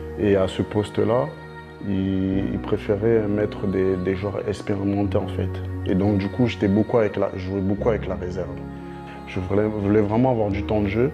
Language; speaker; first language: French; early bilingual, other home language; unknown